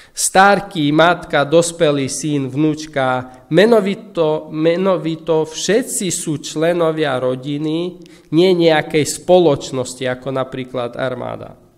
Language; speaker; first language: Slovak; non-native, fluent; Russian